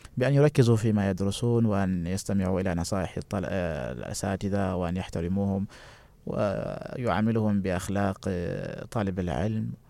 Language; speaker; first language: Arabic; non-native, fluent; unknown